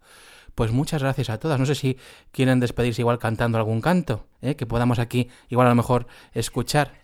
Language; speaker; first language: Spanish; native; Spanish